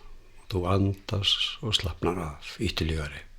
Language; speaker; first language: Swedish; non-native, fluent; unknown